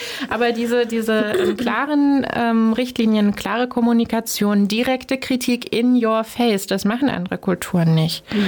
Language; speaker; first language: German; native; German